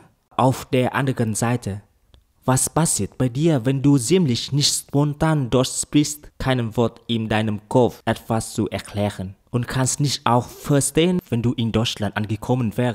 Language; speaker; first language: German; non-native, learner; Vietnamese